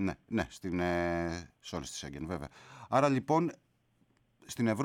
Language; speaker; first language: Greek; native; Greek